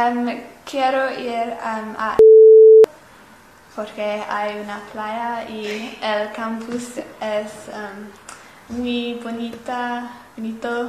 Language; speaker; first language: Spanish; non-native, learner; English